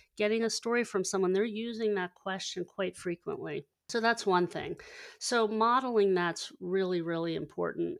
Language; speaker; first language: English; native; English